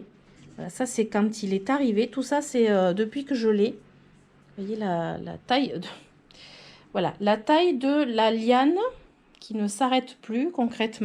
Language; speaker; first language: French; native; French